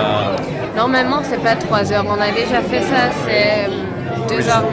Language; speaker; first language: French; non-native, fluent; Dutch